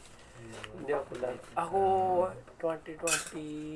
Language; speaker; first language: Filipino; non-native, learner; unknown